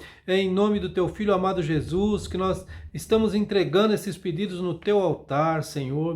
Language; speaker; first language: Portuguese; native; Portuguese